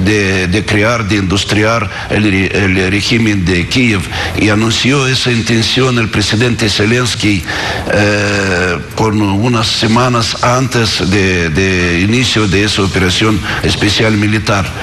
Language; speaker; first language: Spanish; non-native, fluent; Russian